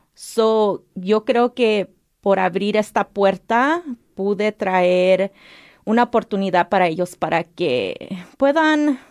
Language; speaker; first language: Spanish; early bilingual, heritage; Spanish